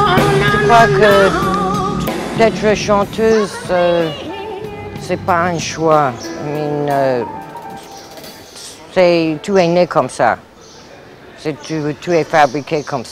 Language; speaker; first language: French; non-native, fluent; English